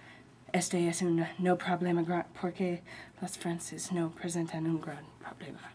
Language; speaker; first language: Spanish; non-native, learner; English